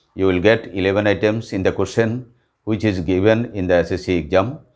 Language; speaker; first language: English; non-native, local second language; Bangla